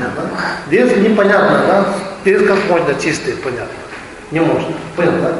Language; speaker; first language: Russian; non-native, learner; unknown